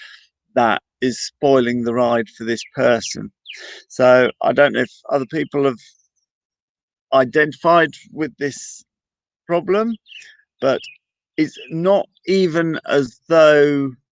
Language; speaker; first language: English; native; English